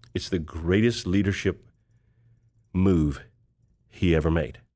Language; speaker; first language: English; native; English